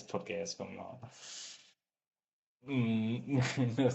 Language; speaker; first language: Spanish; non-native, fluent; English